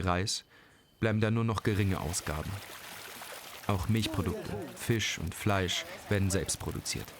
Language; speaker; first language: German; native; German